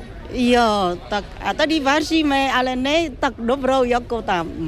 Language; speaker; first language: Czech; non-native, fluent; Vietnamese